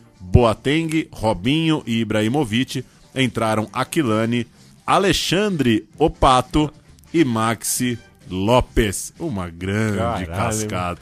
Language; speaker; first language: Portuguese; native; Portuguese